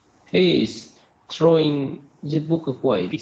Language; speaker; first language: English; non-native, learner; Vietnamese